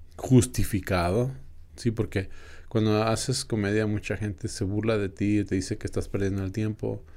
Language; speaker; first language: Spanish; early bilingual, other home language; English